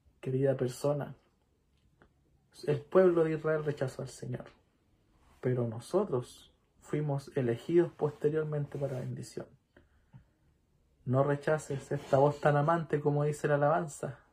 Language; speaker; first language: Spanish; native; Spanish